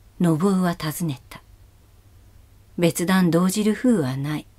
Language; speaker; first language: Japanese; native; Japanese